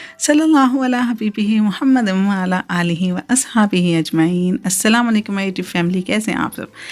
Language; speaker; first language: Urdu; native; Urdu